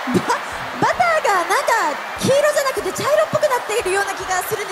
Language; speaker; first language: Japanese; native; Japanese